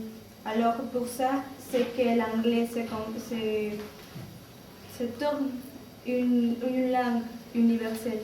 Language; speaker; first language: French; non-native, learner; Spanish